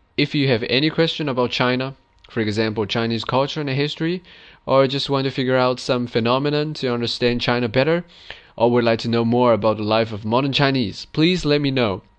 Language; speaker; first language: English; non-native, fluent; Chinese